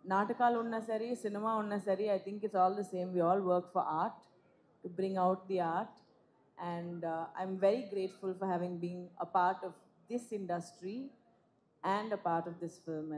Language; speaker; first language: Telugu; non-native, fluent; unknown